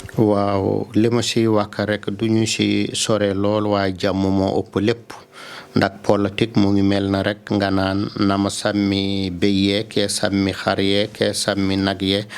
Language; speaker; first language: Wolof; non-native, local second language; Fula